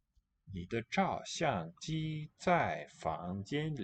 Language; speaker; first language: Chinese; non-native, learner; English